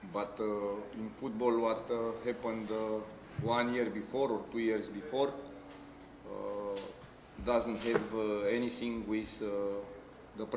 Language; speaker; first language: English; non-native, fluent; Romanian